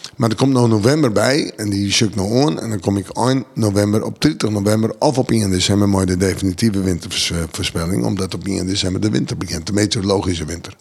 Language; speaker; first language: Dutch; non-native, local second language; Western Frisian